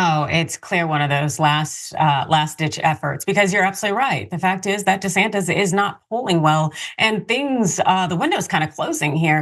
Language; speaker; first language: English; native; English